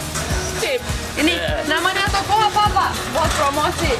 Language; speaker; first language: Indonesian; non-native, learner; Romanian